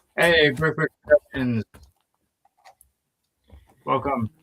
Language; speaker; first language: English; native; English